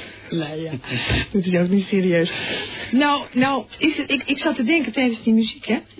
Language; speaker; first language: Dutch; native; Dutch